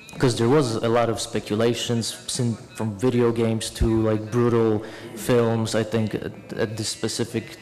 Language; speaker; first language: English; non-native, fluent; Polish